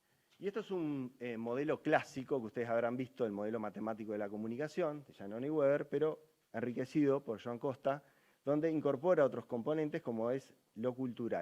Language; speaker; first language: Spanish; native; Spanish